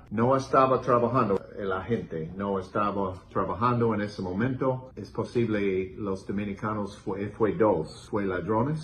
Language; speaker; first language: Spanish; non-native, learner; English